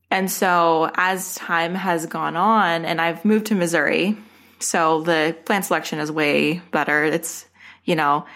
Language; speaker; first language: English; native; English